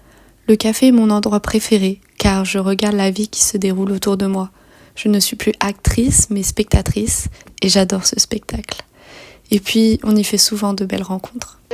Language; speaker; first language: French; native; French